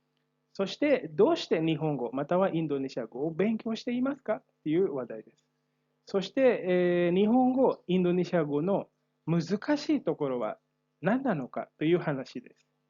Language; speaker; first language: Japanese; non-native, fluent; Indonesian